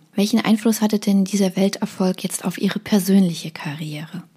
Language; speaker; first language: German; native; German